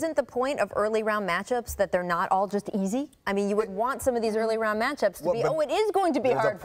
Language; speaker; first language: English; native; English